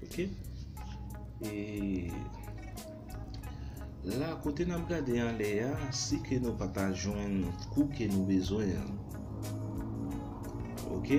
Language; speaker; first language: French; non-native, learner; Haitian Creole